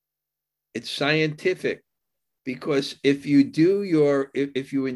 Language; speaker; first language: English; native; English